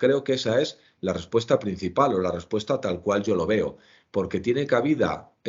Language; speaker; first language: Spanish; native; Spanish